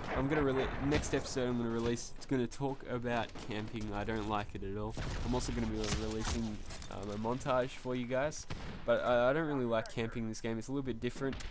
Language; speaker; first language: English; native; English